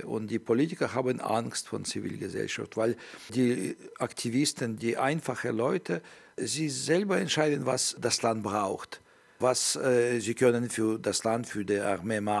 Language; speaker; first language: German; non-native, learner; Ukrainian